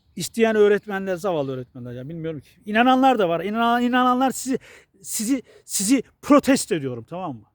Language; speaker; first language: Turkish; native; Turkish